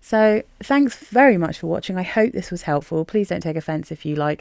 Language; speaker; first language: English; native; English